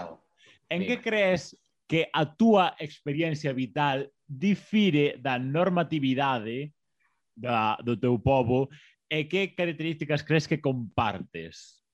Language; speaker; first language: Galician; non-native, local second language; Spanish